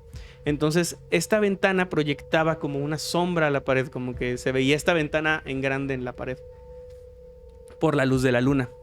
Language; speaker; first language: Spanish; native; Spanish